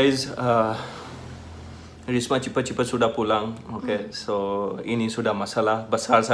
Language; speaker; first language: Indonesian; non-native, learner; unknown